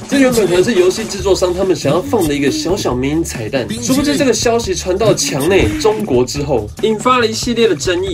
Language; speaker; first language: Chinese; native; Chinese